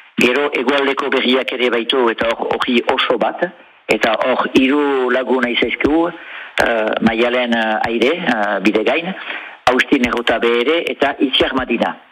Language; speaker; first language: Basque; native; Basque